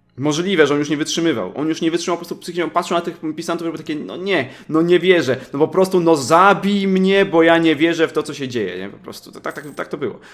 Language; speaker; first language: Polish; native; Polish